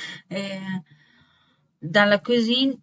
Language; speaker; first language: French; non-native, learner; Spanish